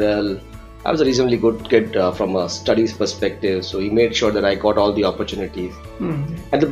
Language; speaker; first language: English; non-native, local second language; Gujarati